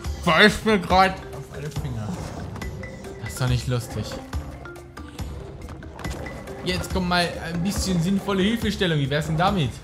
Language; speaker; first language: German; native; German